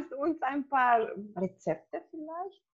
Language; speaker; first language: German; non-native, fluent; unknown